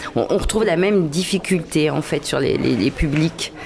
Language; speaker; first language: French; native; French